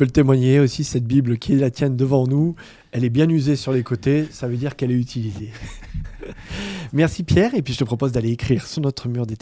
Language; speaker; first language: French; native; French